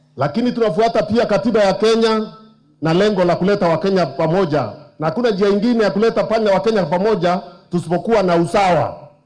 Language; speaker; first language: Swahili; non-native, local second language; Meru